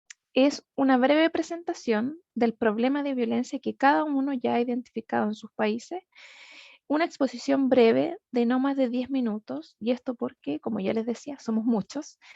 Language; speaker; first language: Spanish; native; Spanish